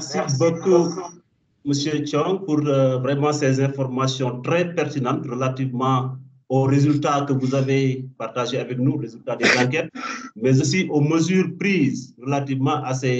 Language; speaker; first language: French; non-native, local second language; Wolof